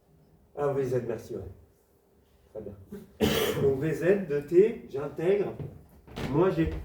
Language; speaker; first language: French; native; French